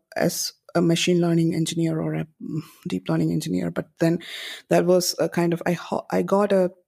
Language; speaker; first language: English; non-native, local second language; Malayalam